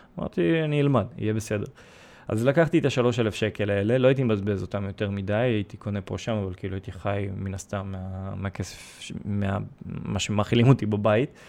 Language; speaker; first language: Hebrew; early bilingual, other home language; Russian